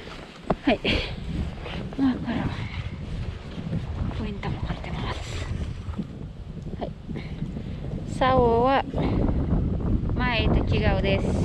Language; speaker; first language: Japanese; non-native, learner; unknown